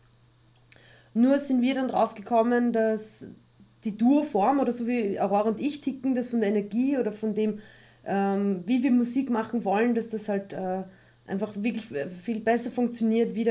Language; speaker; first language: German; native; German